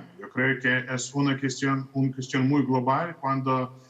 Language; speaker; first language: Spanish; non-native, fluent; Russian